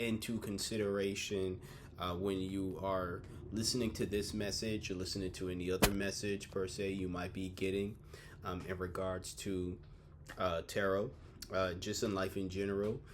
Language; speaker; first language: English; native; English